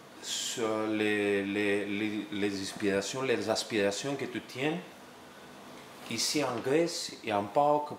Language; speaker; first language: French; non-native, learner; Greek